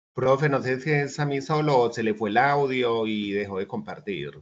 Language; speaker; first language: Spanish; native; Spanish